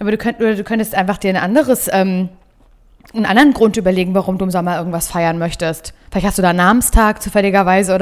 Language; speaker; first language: German; native; German